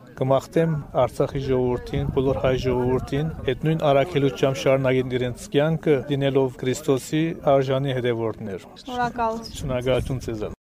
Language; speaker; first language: Armenian; early bilingual, heritage; Armenian